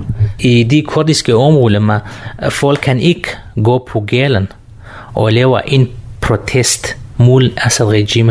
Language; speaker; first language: Danish; non-native, learner; Kurdish